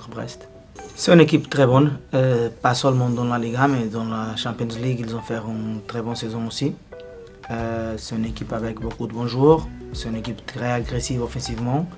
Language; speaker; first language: French; non-native, fluent; Spanish